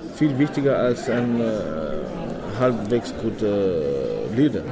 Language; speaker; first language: German; non-native, fluent; Arabic